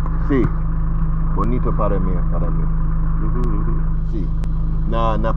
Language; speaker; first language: Portuguese; non-native, learner; English